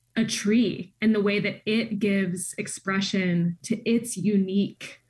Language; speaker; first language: English; native; English